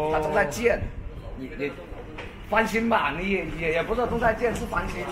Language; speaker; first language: Chinese; native; Chinese